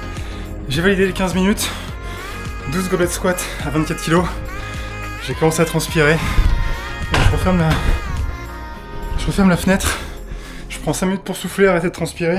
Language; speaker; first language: French; native; French